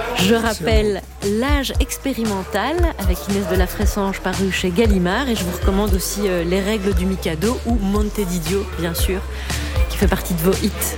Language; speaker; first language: French; native; French